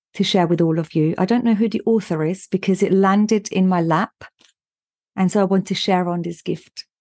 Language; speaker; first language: English; non-native, fluent; German